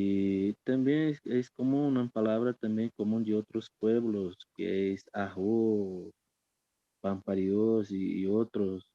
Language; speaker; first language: Spanish; non-native, fluent; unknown